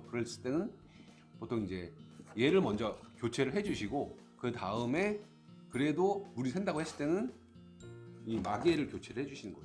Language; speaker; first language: Korean; native; Korean